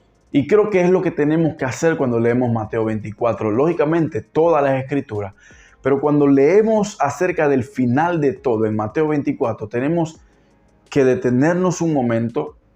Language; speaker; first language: Spanish; native; Spanish